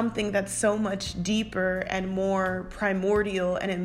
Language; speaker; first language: English; native; English